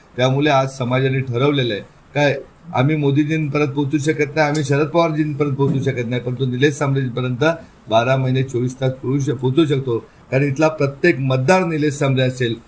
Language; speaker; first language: Marathi; native; Marathi